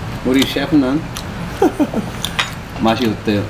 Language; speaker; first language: Korean; non-native, fluent; Urdu